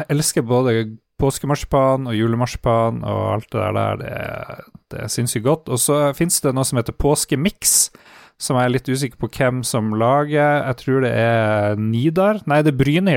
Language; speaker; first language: Norwegian; native; Norwegian